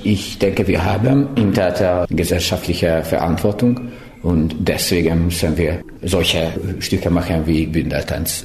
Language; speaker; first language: German; non-native, local second language; Hungarian